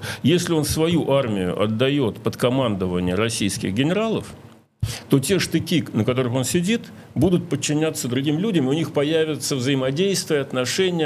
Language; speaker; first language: Russian; native; Russian